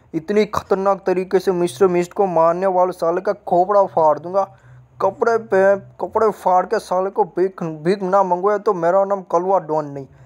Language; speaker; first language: Hindi; non-native, local second language; Gujarati